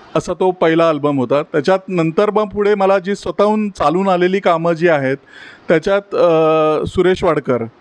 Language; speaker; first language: Marathi; native; Marathi